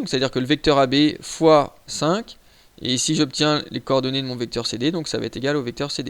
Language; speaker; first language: French; native; French